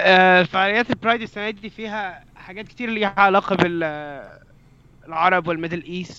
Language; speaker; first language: Arabic; native; Arabic